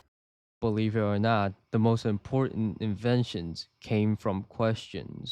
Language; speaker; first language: English; native; English